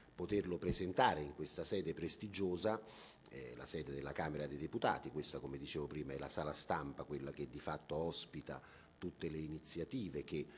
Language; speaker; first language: Italian; native; Italian